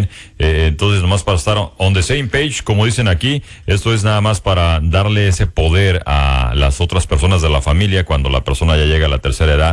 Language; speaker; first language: Spanish; native; Spanish